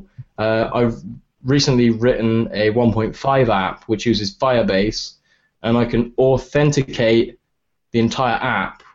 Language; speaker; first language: English; native; English